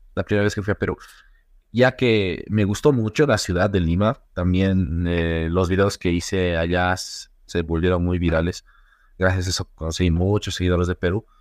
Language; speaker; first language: Spanish; native; Spanish